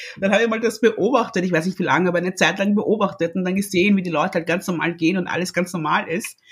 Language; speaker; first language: German; early bilingual, other home language; Lingala